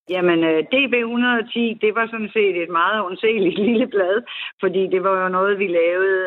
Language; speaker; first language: Danish; native; Danish